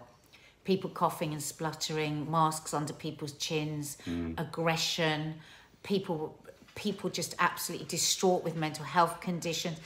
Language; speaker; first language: English; native; English